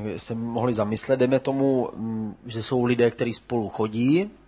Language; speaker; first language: Czech; native; Czech